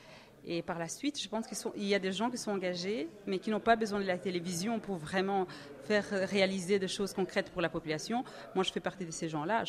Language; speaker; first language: French; early bilingual, other home language; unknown